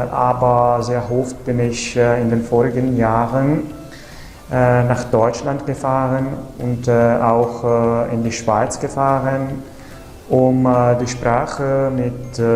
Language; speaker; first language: German; non-native, fluent; Italian